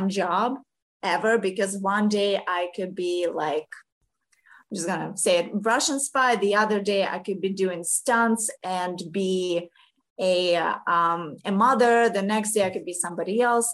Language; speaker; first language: English; non-native, fluent; Ukrainian